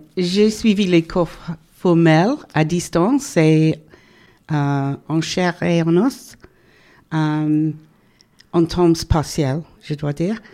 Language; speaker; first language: French; non-native, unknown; English